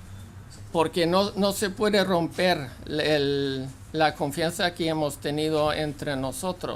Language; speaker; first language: Spanish; non-native, fluent; Swedish